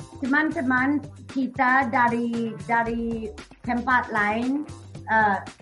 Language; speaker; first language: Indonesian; non-native, learner; English